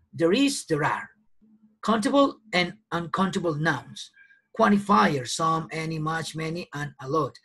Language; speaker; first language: English; non-native, fluent; Spanish